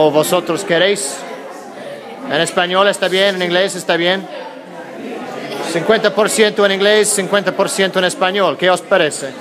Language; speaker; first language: Spanish; non-native, fluent; English